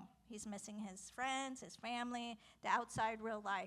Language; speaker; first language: English; native; English